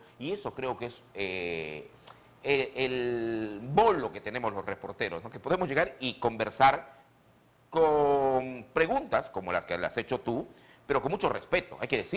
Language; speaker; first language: Spanish; native; Spanish